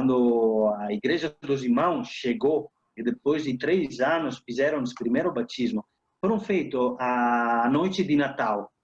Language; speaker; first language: Portuguese; non-native, fluent; Italian